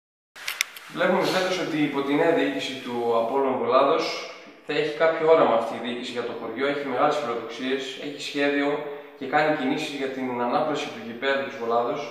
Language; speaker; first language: Greek; native; Greek